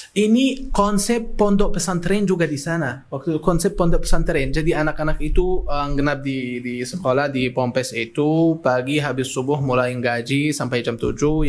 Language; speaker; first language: Indonesian; non-native, fluent; Arabic